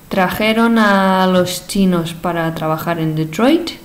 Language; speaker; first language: Spanish; non-native, fluent; English